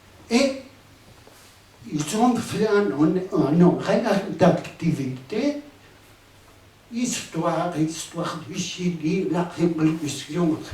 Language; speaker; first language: French; non-native, fluent; Spanish